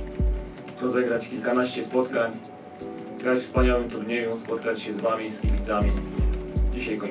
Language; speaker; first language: Polish; native; Polish